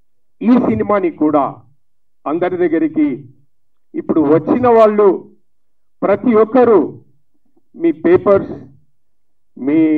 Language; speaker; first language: Telugu; native; Telugu